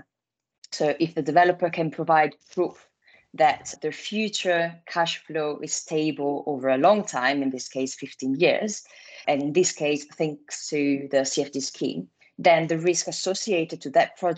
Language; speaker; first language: English; non-native, fluent; Italian